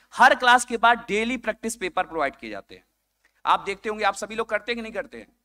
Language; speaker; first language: Hindi; native; Hindi